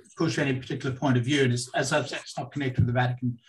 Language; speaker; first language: English; native; English